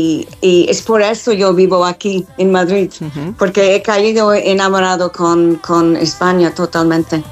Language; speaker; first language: Spanish; non-native, learner; English